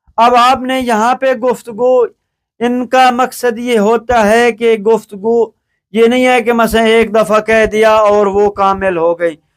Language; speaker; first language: Urdu; native; Urdu